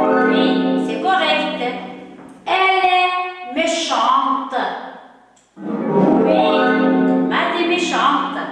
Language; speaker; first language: French; non-native, learner; Uzbek